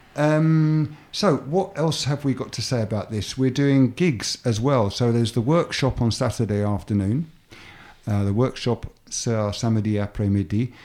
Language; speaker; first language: English; native; English